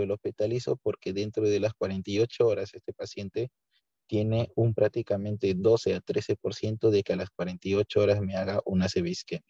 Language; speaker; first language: Spanish; native; Spanish